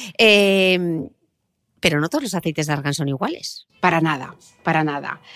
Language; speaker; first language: Spanish; native; Spanish